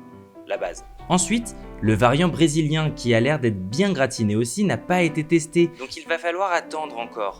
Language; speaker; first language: French; native; French